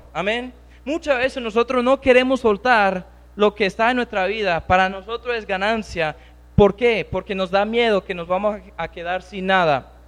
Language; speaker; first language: Spanish; non-native, fluent; English